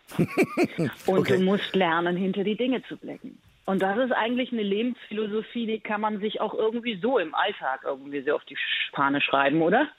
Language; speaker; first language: German; early bilingual, other home language; Persian